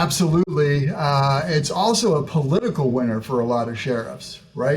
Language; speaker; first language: English; native; English